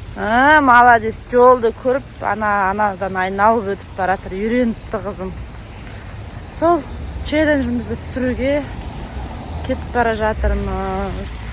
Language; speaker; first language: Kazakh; native; Kazakh